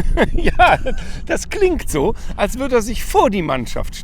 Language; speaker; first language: German; native; German